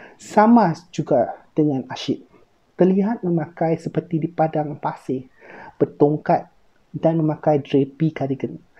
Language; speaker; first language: Malay; native; Malay